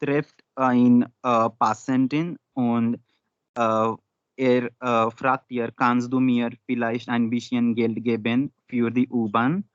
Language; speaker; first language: German; non-native, learner; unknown